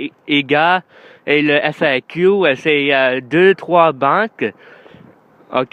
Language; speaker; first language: French; non-native, learner; English